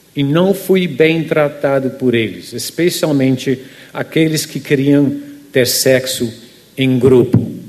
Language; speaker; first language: Portuguese; non-native, fluent; Dutch